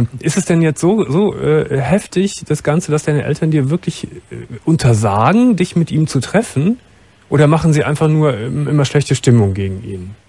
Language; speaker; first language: German; native; German